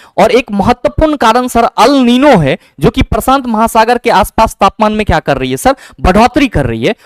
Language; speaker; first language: Hindi; native; Hindi